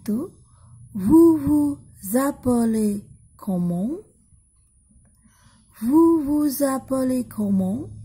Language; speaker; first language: French; non-native, learner; Indonesian